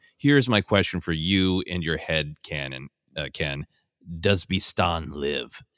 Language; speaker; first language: English; native; English